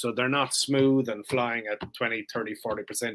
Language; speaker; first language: English; native; English